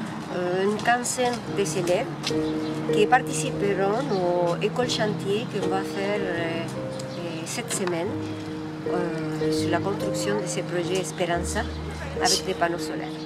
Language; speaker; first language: French; non-native, fluent; Spanish